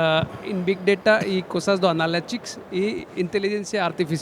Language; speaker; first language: Portuguese; non-native, learner; Hindi